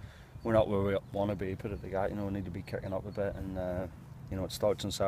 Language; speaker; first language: English; native; English